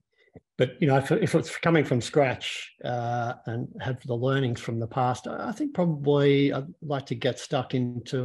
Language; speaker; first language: English; native; English